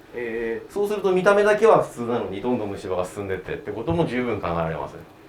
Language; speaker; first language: Japanese; native; Japanese